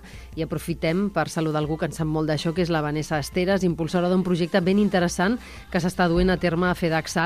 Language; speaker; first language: Catalan; native; Catalan